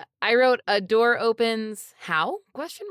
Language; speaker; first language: English; native; English